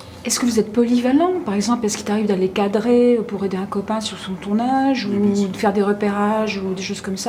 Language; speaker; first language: French; native; French